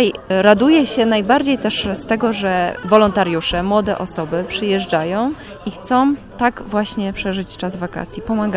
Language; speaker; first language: Polish; native; Polish